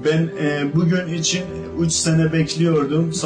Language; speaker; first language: Turkish; non-native, local second language; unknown